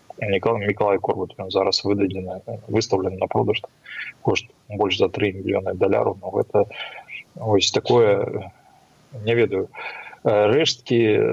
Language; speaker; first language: Belarusian; non-native, local second language; Russian